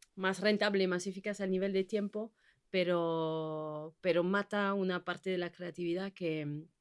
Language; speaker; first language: Spanish; non-native, fluent; Basque